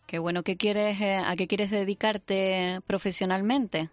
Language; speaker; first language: Spanish; native; Spanish